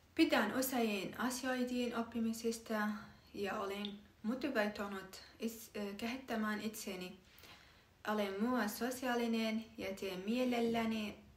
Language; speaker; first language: Finnish; non-native, learner; Arabic